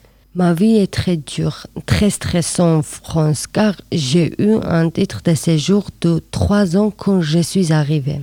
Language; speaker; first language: French; non-native, learner; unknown